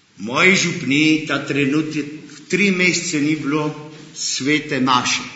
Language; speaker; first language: Slovenian; early bilingual, heritage; Slovenian